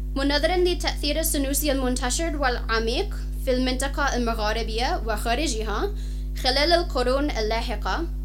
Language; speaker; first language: Arabic; non-native, fluent; English